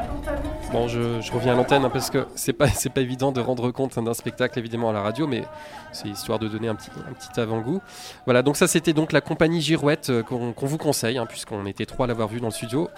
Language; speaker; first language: French; native; French